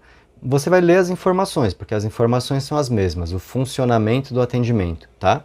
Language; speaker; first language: Portuguese; native; Portuguese